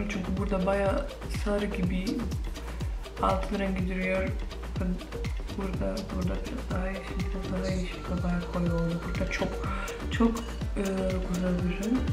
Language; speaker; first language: Turkish; non-native, fluent; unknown